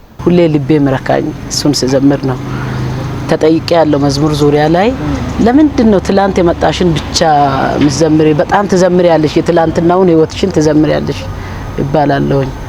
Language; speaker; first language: Amharic; non-native, local second language; Hadiyya